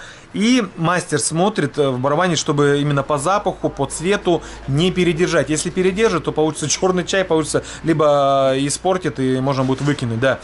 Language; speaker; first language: Russian; native; Russian